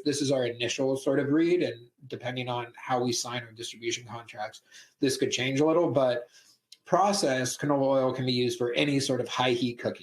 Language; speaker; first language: English; native; English